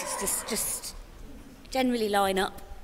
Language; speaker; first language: English; native; English